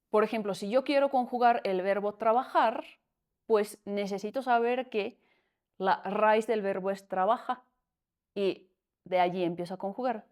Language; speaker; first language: Spanish; non-native, fluent; Finnish